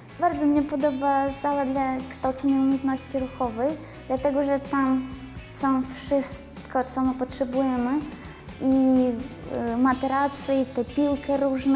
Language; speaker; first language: Polish; non-native, learner; Ukrainian